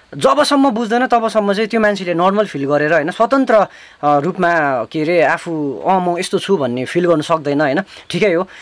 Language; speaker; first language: Nepali; native; Nepali